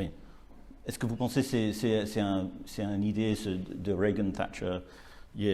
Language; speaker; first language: French; non-native, learner; English